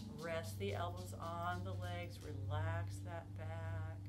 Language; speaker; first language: English; native; English